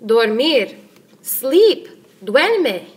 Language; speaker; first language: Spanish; non-native, fluent; English